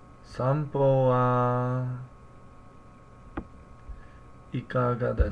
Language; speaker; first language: Japanese; non-native, learner; English